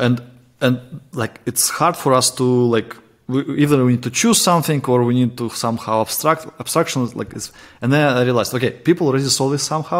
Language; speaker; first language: English; non-native, fluent; Russian